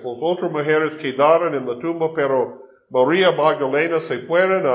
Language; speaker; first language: Spanish; non-native, learner; English